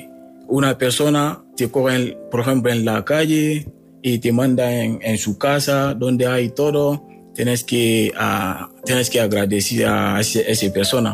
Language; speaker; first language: Spanish; non-native, learner; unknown